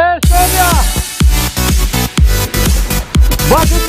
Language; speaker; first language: English; non-native, fluent; Filipino